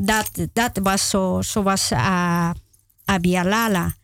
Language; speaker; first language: Dutch; non-native, learner; Spanish